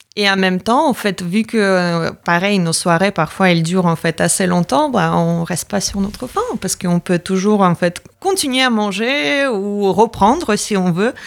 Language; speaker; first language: French; non-native, fluent; Latvian